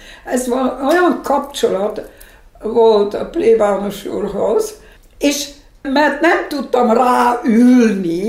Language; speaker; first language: Hungarian; early bilingual, heritage; Hungarian